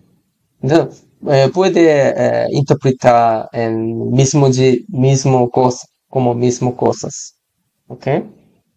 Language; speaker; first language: Spanish; non-native, learner; Korean